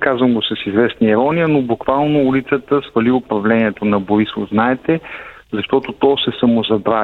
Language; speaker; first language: Bulgarian; native; Bulgarian